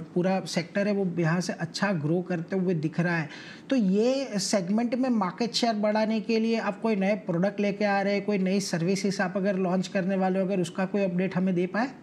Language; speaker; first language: Hindi; non-native, local second language; Gujarati